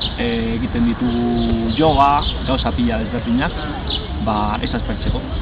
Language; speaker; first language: Basque; non-native, local second language; Spanish